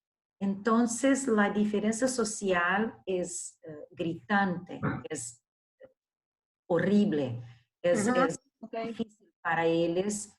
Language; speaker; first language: Spanish; non-native, learner; Portuguese